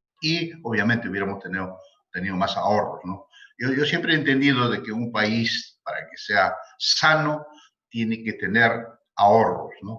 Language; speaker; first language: Spanish; native; Spanish